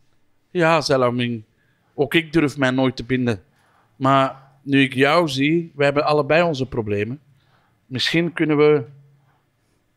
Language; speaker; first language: Dutch; native; Dutch